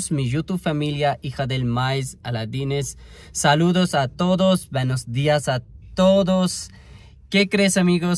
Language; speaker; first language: Spanish; non-native, learner; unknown